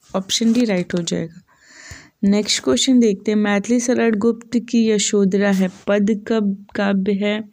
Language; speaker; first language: Hindi; native; Hindi